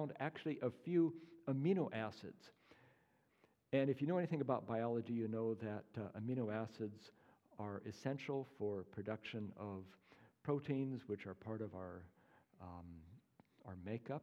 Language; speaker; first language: English; native; English